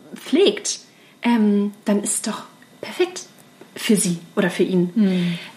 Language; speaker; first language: German; native; German